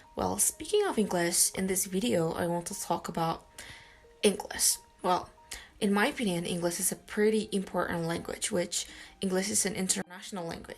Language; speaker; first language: English; non-native, fluent; Indonesian